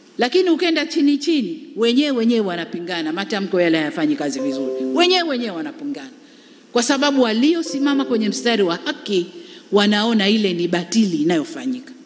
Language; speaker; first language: Swahili; native; Swahili